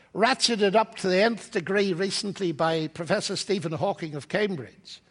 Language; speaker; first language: English; native; English